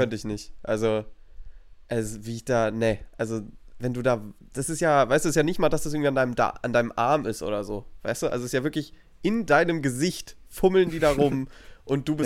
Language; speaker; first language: German; native; German